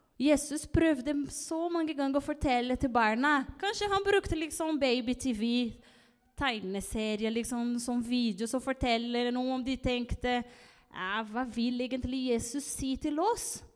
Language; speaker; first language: Norwegian; non-native, fluent; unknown